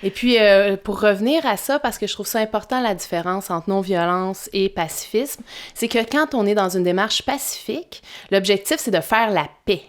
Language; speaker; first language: French; native; French